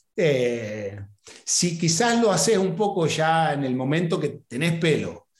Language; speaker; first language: Spanish; native; Spanish